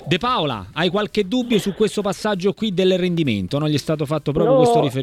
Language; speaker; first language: Italian; native; Italian